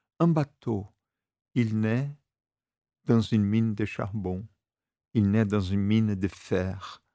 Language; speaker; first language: French; non-native, fluent; Portuguese